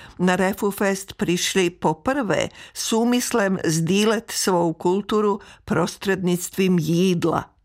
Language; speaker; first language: Czech; native; Czech